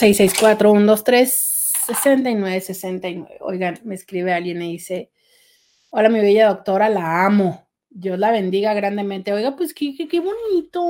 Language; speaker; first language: Spanish; native; Spanish